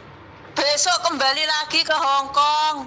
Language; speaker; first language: Indonesian; non-native, local second language; Javanese